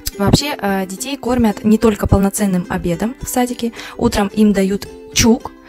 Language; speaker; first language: Russian; native; Russian